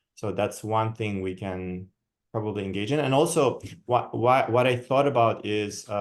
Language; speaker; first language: English; non-native, fluent; Kazakh